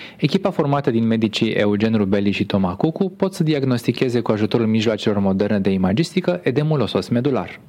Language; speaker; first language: Romanian; native; Romanian